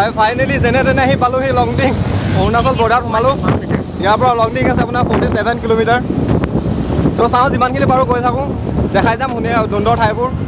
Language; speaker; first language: Assamese; native; Assamese